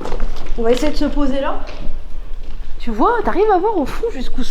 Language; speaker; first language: French; native; French